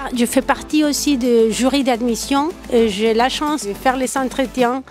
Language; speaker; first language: French; non-native, fluent; Spanish